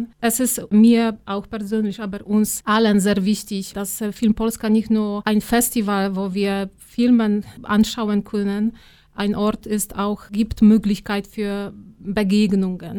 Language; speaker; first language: German; non-native, fluent; Polish